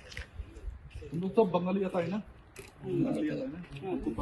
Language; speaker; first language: Hindi; non-native, local second language; Khasi